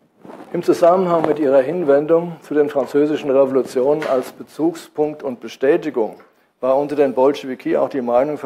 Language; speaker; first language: German; native; German